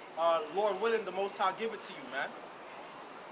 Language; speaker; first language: English; native; English